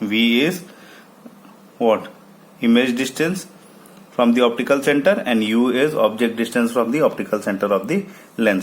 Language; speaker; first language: English; non-native, local second language; Hindi